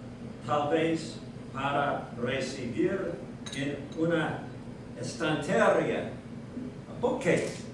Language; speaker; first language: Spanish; non-native, learner; English